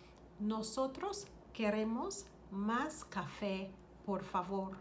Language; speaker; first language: Spanish; non-native, learner; English